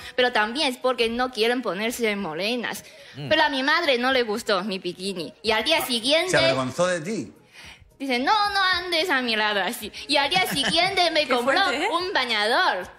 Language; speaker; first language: Spanish; non-native, fluent; Chinese